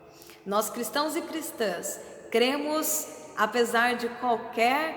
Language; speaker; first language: Portuguese; native; Portuguese